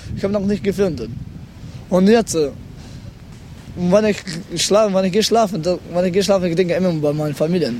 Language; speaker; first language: German; non-native, learner; Pashto